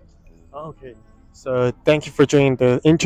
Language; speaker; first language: English; non-native, learner; Korean